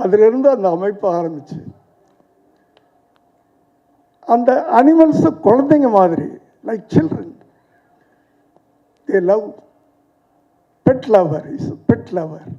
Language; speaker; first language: Tamil; native; Tamil